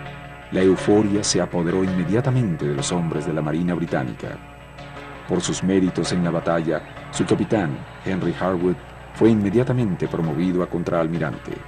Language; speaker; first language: Spanish; native; Spanish